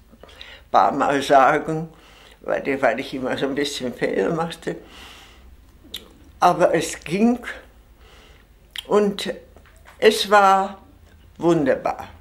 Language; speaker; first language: German; non-native, fluent; Czech